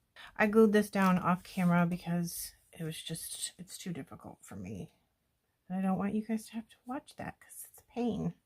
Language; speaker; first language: English; native; English